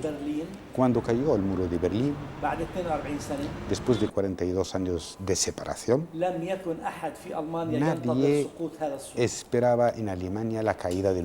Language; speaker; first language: Spanish; non-native, fluent; Arabic